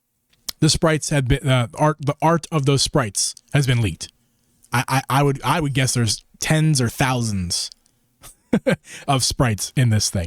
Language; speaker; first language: English; native; English